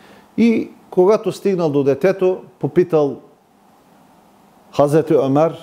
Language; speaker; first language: Bulgarian; non-native, local second language; Turkish